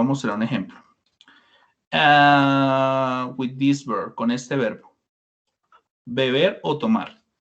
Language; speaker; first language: Spanish; non-native, fluent; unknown